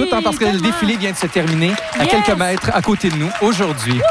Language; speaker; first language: French; native; French